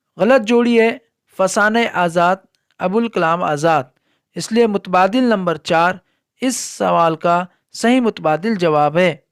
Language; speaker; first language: Urdu; native; Urdu